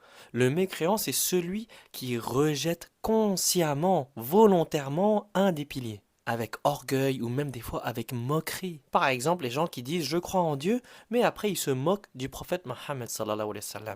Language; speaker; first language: French; native; French